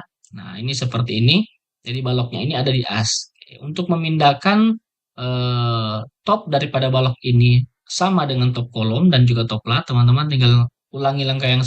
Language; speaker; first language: Indonesian; native; Indonesian